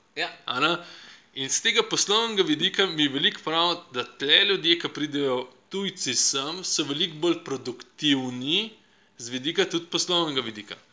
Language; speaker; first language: Slovenian; non-native, fluent; Russian